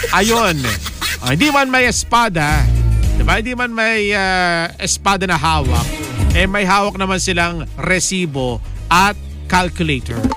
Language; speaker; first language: Filipino; native; Filipino